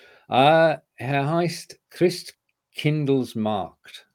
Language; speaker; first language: German; non-native, learner; English